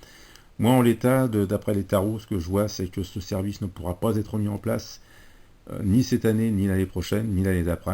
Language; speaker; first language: French; native; French